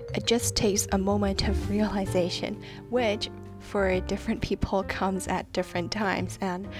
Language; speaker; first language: English; non-native, local second language; Cantonese